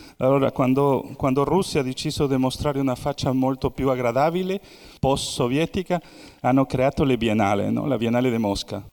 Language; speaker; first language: Italian; non-native, fluent; Spanish